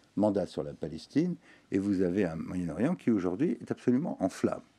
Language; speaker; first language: French; native; French